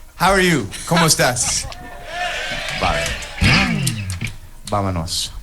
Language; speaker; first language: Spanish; non-native, learner; English